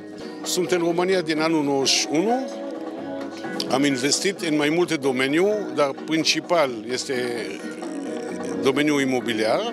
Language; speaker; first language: Romanian; non-native, fluent; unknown